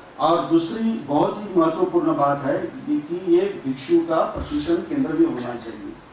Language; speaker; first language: Hindi; non-native, local second language; Marathi